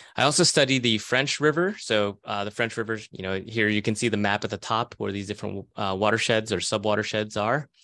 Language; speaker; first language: English; native; English